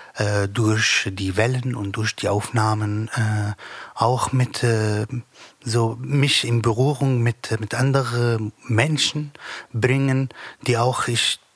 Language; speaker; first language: German; non-native, learner; Arabic